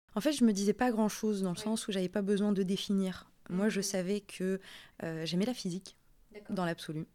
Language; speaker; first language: French; non-native, local second language; Arabic